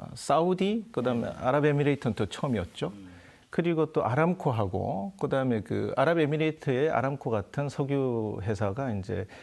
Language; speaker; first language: Korean; native; Korean